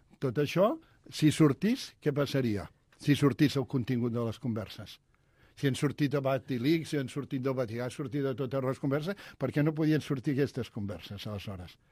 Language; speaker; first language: Catalan; native; Catalan